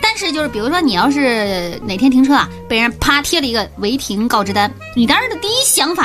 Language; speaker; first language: Chinese; native; Chinese